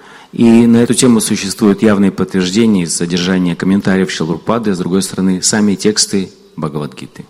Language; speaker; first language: Russian; native; Russian